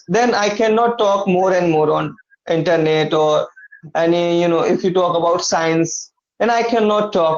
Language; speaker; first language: English; non-native, learner; Hindi